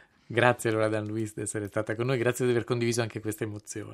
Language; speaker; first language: Italian; native; Italian